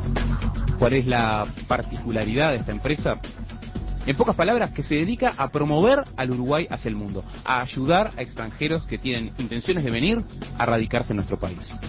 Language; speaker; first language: Spanish; native; Spanish